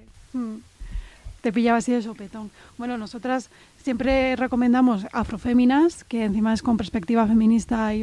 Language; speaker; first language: Spanish; native; Spanish